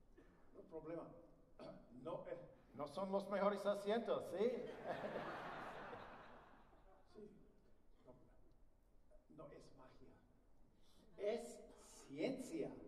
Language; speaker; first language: Spanish; non-native, learner; English